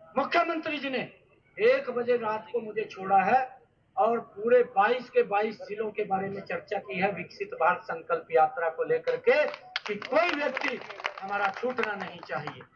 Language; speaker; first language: Hindi; native; Hindi